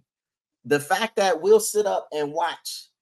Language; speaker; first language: English; native; English